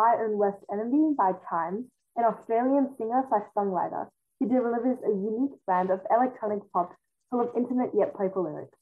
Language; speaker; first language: English; non-native, fluent; Chinese